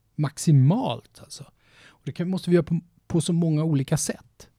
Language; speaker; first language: Swedish; native; Swedish